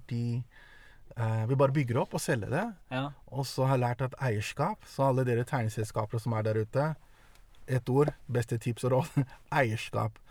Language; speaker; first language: Norwegian; early bilingual, other home language; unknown